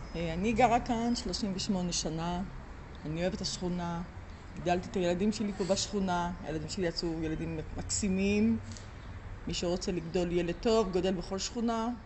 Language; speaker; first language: Hebrew; native; Hebrew